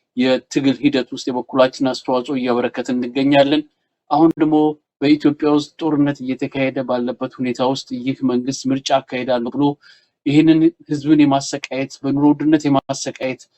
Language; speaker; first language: Amharic; native; Amharic